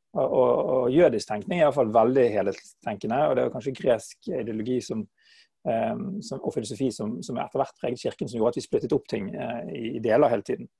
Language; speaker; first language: Norwegian; native; Norwegian